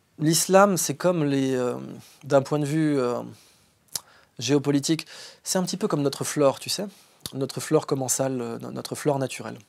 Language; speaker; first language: French; native; French